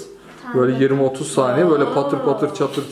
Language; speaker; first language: Turkish; native; Turkish